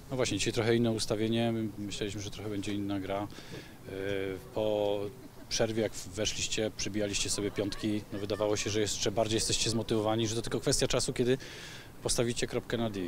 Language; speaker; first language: Polish; native; Polish